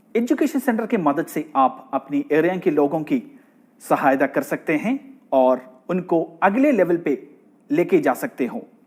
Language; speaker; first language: Hindi; non-native, local second language; Malayalam